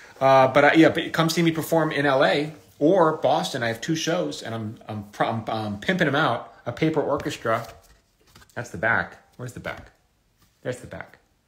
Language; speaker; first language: English; native; English